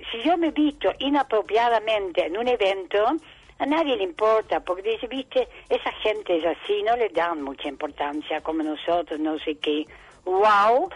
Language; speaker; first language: Spanish; non-native, fluent; Dutch